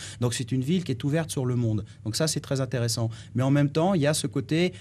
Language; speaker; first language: French; native; French